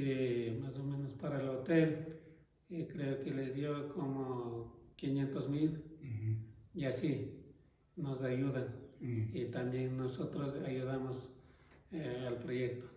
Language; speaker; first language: Spanish; non-native, local second language; Quechua